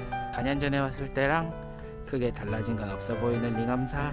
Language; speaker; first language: Korean; native; Korean